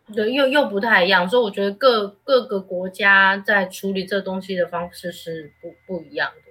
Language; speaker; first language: Chinese; native; Chinese